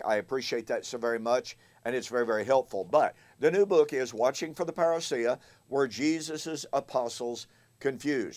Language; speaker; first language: English; native; English